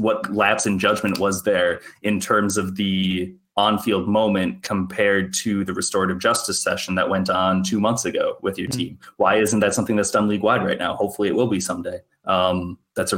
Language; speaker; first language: English; native; English